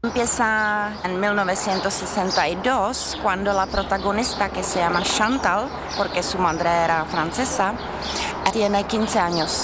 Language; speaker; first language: Spanish; non-native, fluent; Czech